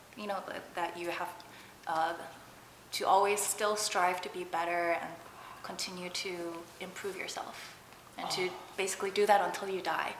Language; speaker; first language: English; early bilingual, other home language; Korean